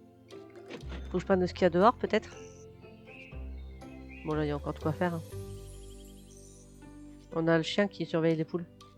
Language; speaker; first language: French; native; French